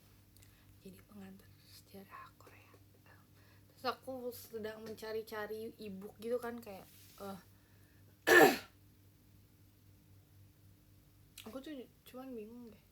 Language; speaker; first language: Indonesian; native; Indonesian